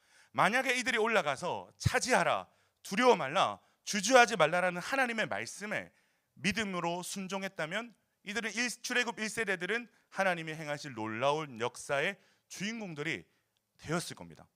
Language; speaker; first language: Korean; native; Korean